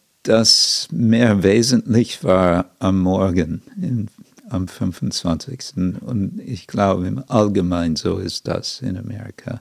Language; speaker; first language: German; non-native, fluent; English